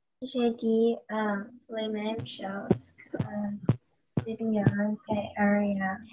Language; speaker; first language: French; non-native, learner; English